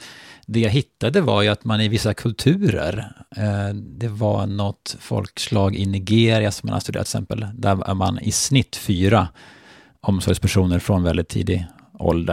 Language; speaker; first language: Swedish; native; Swedish